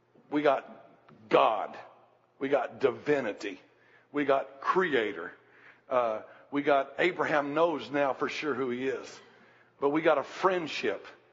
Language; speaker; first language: English; native; English